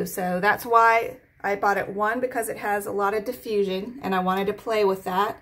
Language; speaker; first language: English; native; English